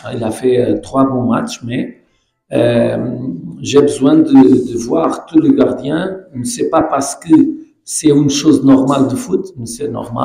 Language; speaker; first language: French; non-native, fluent; Portuguese